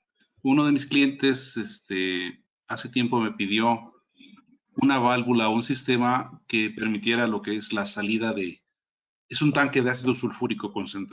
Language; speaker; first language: Spanish; native; Spanish